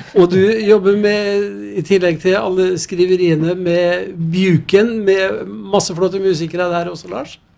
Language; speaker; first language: Norwegian; native; Norwegian